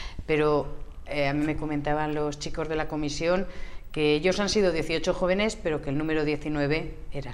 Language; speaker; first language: Spanish; native; Spanish